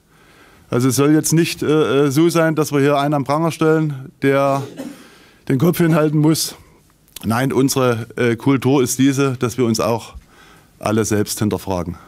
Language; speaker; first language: German; native; German